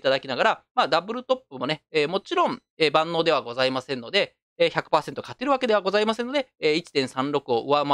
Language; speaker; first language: Japanese; native; Japanese